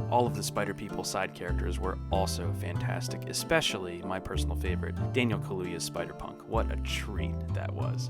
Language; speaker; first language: English; native; English